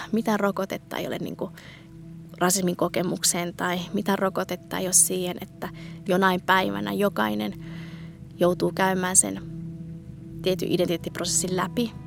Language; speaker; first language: Finnish; early bilingual, other home language; Bangla